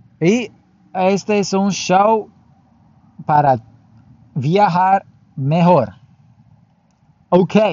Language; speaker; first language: Spanish; non-native, learner; English